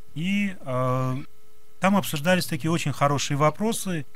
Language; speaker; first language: Russian; non-native, local second language; Kyrgyz